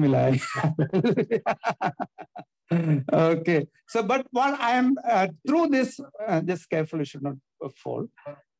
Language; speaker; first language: English; non-native, local second language; Malayalam